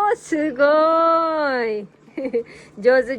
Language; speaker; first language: Japanese; non-native, fluent; Filipino